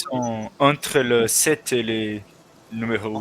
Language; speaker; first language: French; non-native, learner; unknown